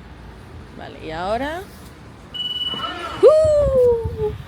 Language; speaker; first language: Spanish; non-native, learner; Filipino